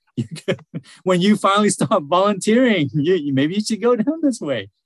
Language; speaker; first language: English; early bilingual, other home language; Vietnamese